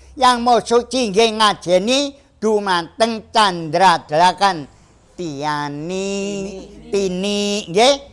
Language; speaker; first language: Javanese; native; Javanese